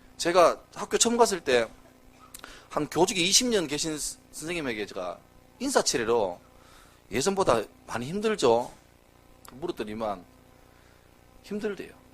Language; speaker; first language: Korean; native; Korean